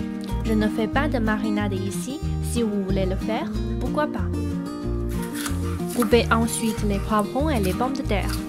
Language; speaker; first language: French; non-native, fluent; Chinese